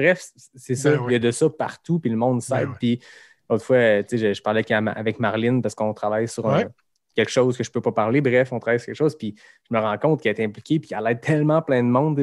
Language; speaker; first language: French; native; French